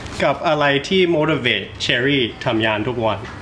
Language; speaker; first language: Thai; early bilingual, heritage; Thai